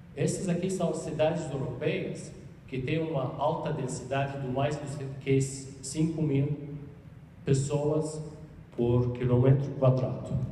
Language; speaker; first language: Portuguese; non-native, fluent; Arabic